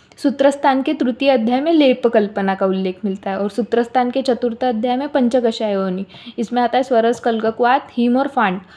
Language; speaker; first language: Hindi; non-native, local second language; Marathi